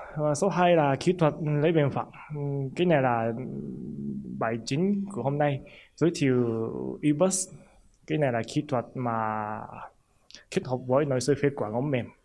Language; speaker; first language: Vietnamese; non-native, fluent; Japanese